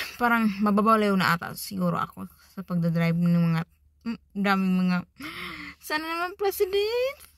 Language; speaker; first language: Filipino; non-native, local second language; Cebuano